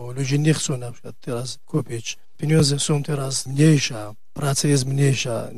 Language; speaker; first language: Polish; non-native, learner; Kurdish